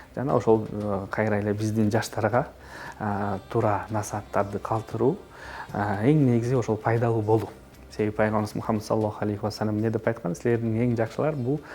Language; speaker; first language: Kyrgyz; non-native, local second language; Russian